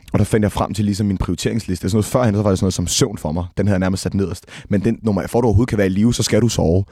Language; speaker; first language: Danish; native; Danish